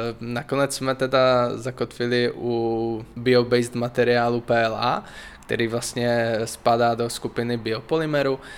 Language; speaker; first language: Czech; native; Czech